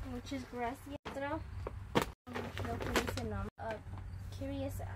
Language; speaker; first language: Spanish; early bilingual, other home language; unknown